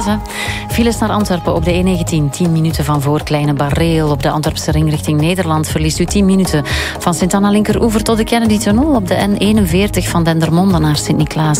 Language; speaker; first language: Dutch; native; Dutch